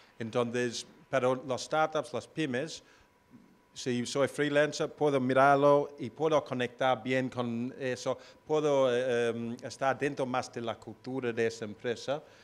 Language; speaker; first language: Spanish; non-native, fluent; English